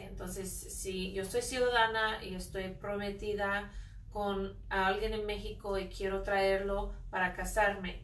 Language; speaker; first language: Spanish; non-native, fluent; English